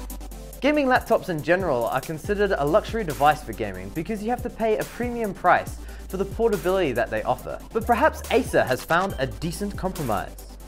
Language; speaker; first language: English; native; English